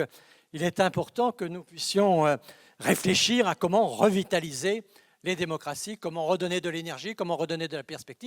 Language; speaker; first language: French; native; French